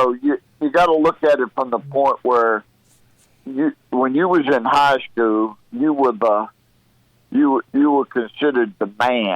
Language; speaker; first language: English; native; English